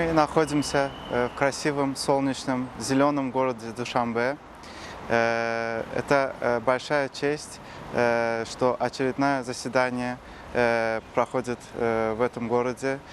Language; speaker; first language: Russian; non-native, local second language; Azerbaijani